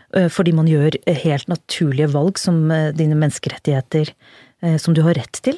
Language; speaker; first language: Norwegian; early bilingual, other home language; Urdu